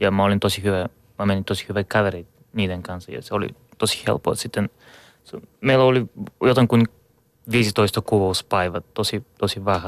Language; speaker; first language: Finnish; non-native, learner; Bulgarian